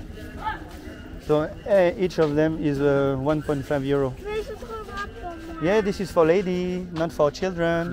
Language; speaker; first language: English; non-native, fluent; French